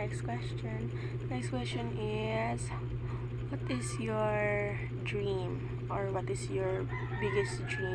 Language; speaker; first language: English; non-native, learner; Filipino